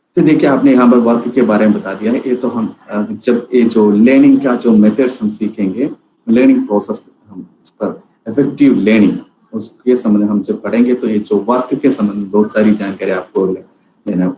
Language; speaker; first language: Hindi; non-native, local second language; Malayalam